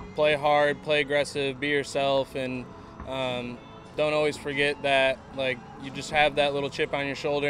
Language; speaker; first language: English; native; English